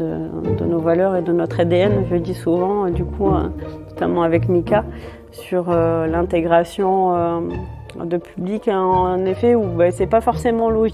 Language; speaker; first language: French; native; French